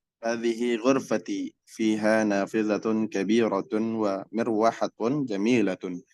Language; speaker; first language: Arabic; non-native, learner; Indonesian